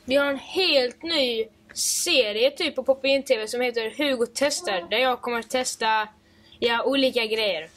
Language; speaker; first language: Swedish; native; Swedish